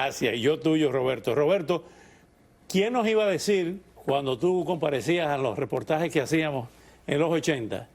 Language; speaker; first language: Spanish; native; Spanish